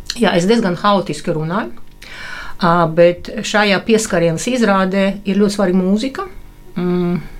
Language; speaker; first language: Latvian; non-native, local second language; Russian